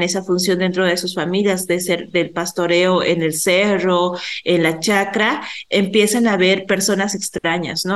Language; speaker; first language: Spanish; native; Spanish